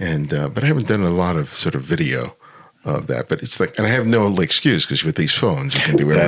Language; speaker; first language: English; native; English